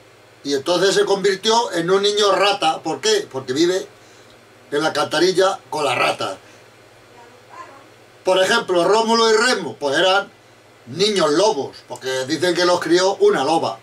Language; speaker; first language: Spanish; native; Spanish